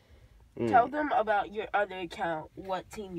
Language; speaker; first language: English; native; English